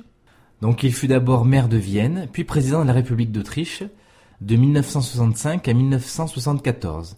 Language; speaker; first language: French; native; French